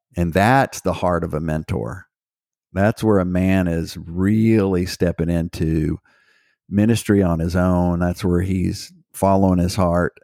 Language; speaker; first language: English; native; English